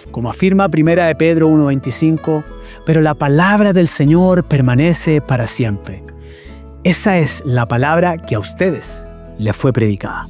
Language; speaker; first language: Spanish; native; Spanish